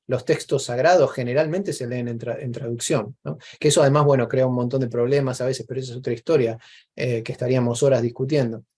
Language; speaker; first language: Spanish; native; Spanish